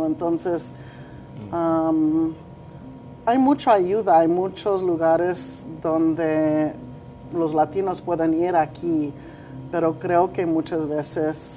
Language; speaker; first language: Spanish; early bilingual, heritage; Spanish